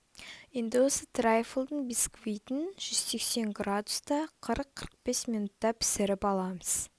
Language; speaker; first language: Kazakh; native; Kazakh